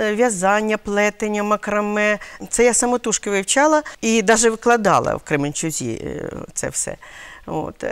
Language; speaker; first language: Ukrainian; native; Ukrainian